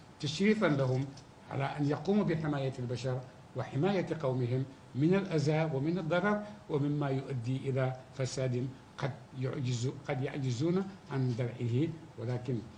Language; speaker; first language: Arabic; non-native, fluent; Wolof